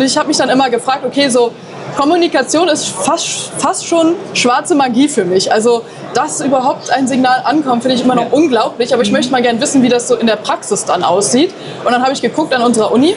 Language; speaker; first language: German; native; German